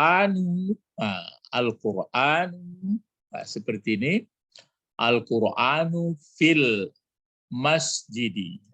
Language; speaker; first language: Arabic; non-native, fluent; Indonesian